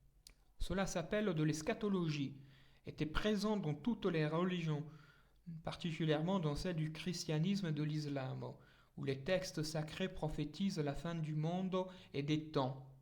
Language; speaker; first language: French; native; French